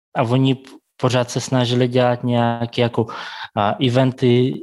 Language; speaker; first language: Czech; non-native, fluent; Russian